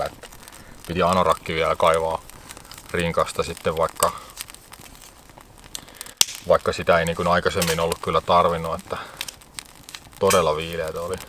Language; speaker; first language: Finnish; native; Finnish